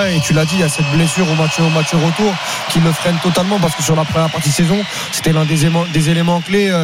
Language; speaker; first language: French; native; French